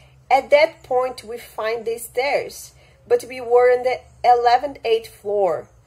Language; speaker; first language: English; non-native, fluent; Portuguese